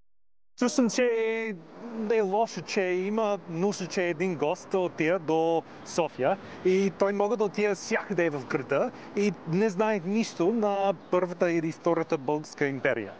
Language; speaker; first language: Bulgarian; non-native, learner; English